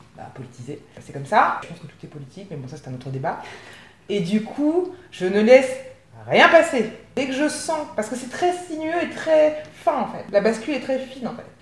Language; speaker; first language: French; native; French